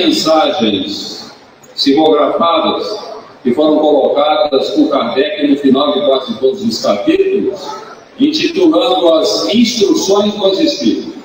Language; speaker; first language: Portuguese; native; Portuguese